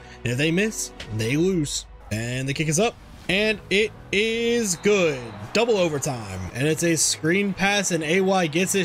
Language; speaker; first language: English; native; English